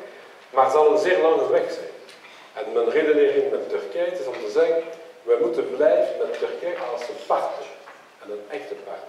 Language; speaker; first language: Dutch; non-native, local second language; French